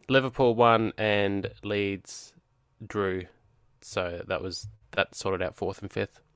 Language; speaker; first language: English; native; English